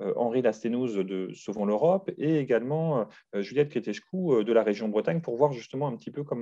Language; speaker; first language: French; native; French